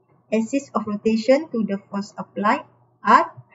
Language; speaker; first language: English; non-native, local second language; Malay